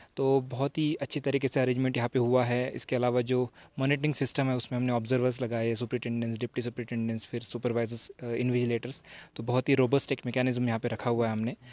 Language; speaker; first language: Hindi; non-native, local second language; Marathi